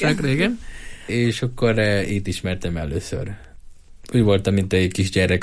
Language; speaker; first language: Hungarian; non-native, learner; Spanish